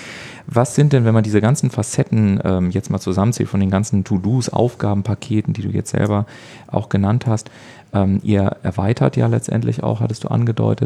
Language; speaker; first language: German; native; German